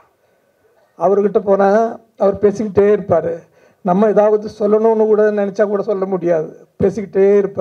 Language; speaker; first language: Tamil; non-native, fluent; Malayalam